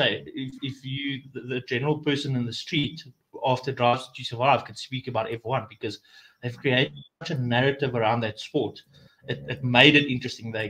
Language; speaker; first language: English; non-native, local second language; Afrikaans